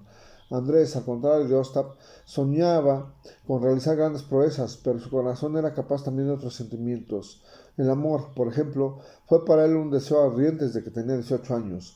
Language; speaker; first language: Spanish; native; Spanish